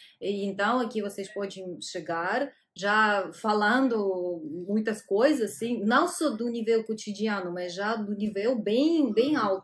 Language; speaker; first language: Portuguese; non-native, fluent; Russian